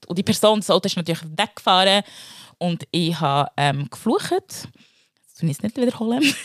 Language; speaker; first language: German; early bilingual, other home language; Lingala